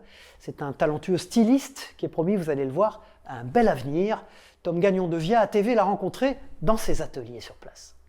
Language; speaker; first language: French; native; French